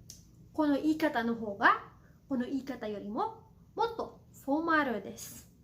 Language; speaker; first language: Japanese; non-native, fluent; Cebuano